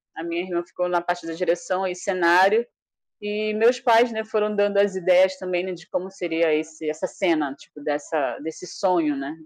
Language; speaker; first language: Portuguese; non-native, local second language; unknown